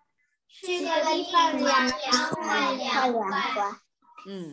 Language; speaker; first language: Chinese; early bilingual, heritage; Chinese